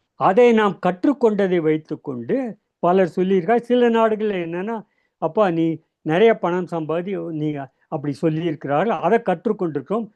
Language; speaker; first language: Tamil; native; Tamil